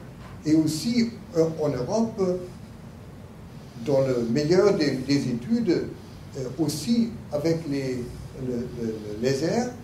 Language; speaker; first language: French; non-native, learner; German